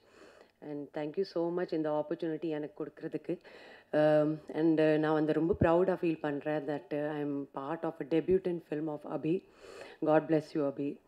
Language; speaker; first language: Tamil; non-native, fluent; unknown